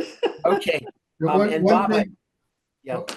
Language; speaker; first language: English; native; English